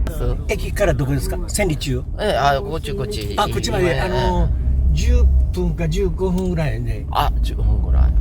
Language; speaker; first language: Japanese; non-native, learner; Korean